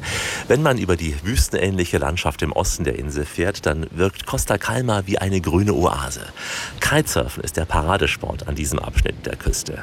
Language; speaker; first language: German; native; German